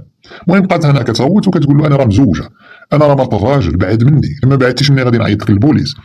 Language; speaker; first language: Arabic; native; Arabic